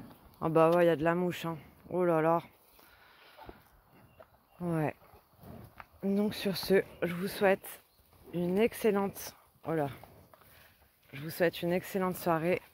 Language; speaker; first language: French; native; French